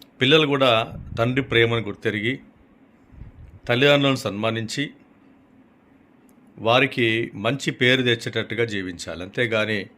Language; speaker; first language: Telugu; native; Telugu